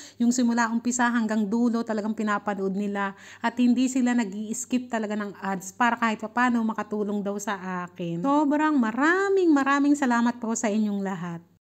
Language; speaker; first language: Filipino; native; Filipino